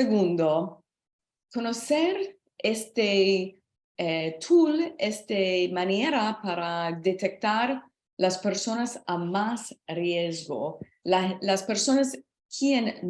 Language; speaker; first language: Spanish; non-native, learner; English